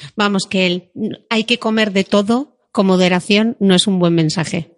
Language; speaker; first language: Spanish; native; Spanish